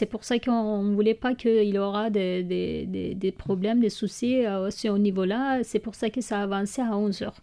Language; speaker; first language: French; non-native, learner; Kurdish